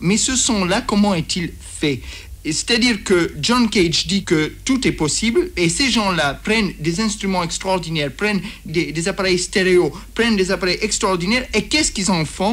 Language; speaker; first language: French; native; French